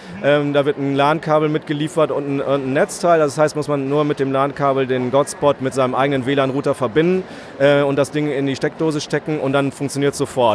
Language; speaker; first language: German; native; German